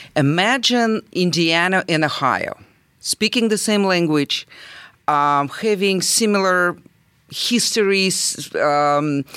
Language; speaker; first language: English; non-native, fluent; Russian